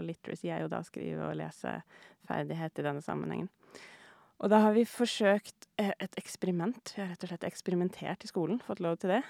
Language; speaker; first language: Norwegian; native; Norwegian